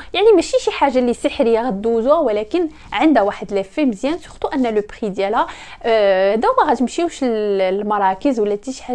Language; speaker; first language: Arabic; native; Arabic